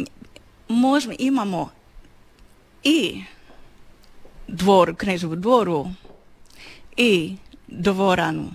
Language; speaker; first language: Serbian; non-native, learner; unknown